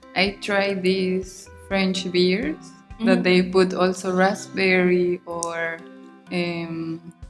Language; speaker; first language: English; non-native, fluent; Spanish